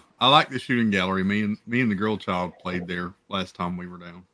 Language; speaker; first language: English; native; English